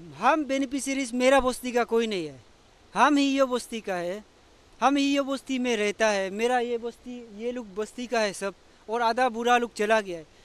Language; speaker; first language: Hindi; non-native, local second language; Adi